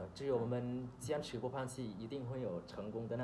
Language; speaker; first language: Chinese; non-native, learner; Thai